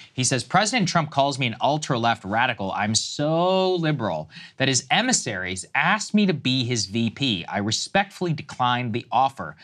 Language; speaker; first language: English; native; English